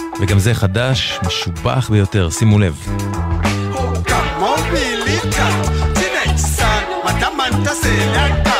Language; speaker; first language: Hebrew; native; Hebrew